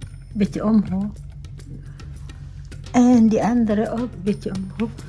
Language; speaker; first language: Dutch; non-native, learner; Indonesian